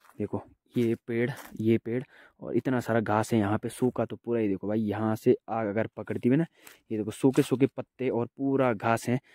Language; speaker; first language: Hindi; non-native, local second language; Garhwali